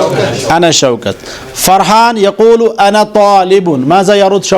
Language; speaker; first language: Arabic; non-native, fluent; Kashmiri